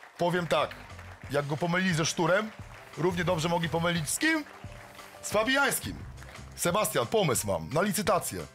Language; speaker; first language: Polish; native; Polish